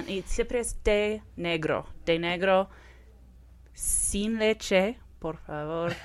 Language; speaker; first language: Spanish; non-native, fluent; English